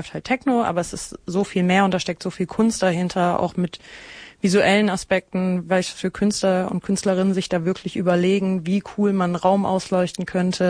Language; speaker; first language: German; native; German